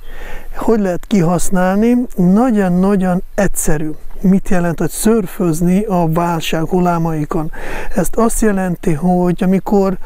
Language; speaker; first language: Hungarian; non-native, fluent; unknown